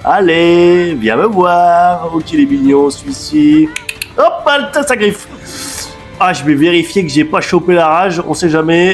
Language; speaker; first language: French; native; French